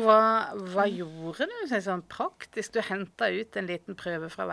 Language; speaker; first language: Norwegian; native; Norwegian